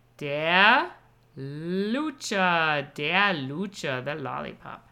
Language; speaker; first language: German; non-native, fluent; English